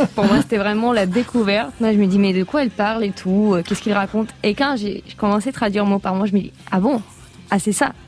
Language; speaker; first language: French; non-native, fluent; Ukrainian